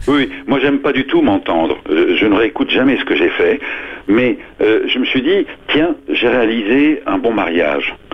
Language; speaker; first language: French; non-native, local second language; Arabic